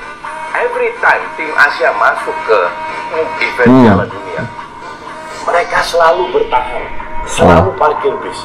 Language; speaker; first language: Indonesian; native; Indonesian